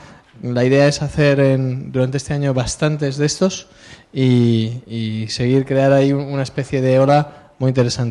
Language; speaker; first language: Spanish; native; Spanish